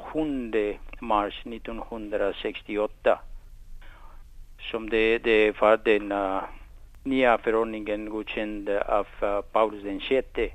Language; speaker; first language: Swedish; non-native, fluent; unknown